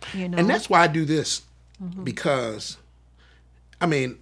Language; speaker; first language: English; native; English